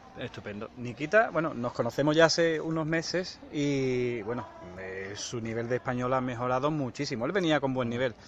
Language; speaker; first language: Spanish; native; Spanish